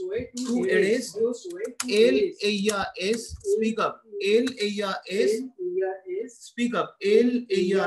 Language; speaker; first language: Spanish; non-native, fluent; Hindi